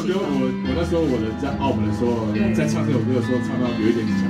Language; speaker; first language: Chinese; native; Chinese